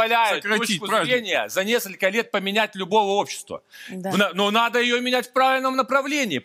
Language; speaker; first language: Russian; native; Russian